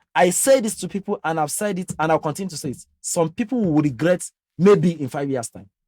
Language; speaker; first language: English; non-native, local second language; Yoruba